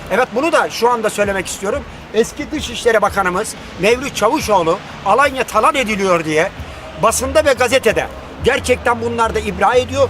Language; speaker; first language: Turkish; native; Turkish